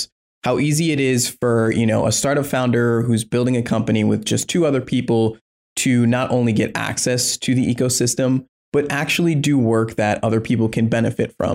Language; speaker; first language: English; native; English